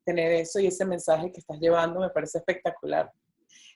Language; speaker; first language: Spanish; native; Spanish